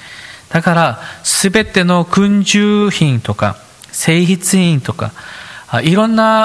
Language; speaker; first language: Japanese; non-native, fluent; Korean